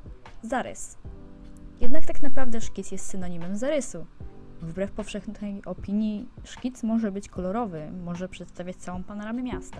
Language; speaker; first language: Polish; native; Polish